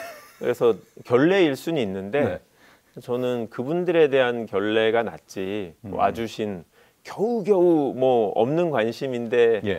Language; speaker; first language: Korean; native; Korean